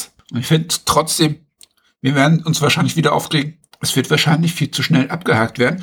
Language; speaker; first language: German; native; German